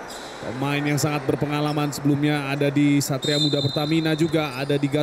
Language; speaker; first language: Indonesian; native; Indonesian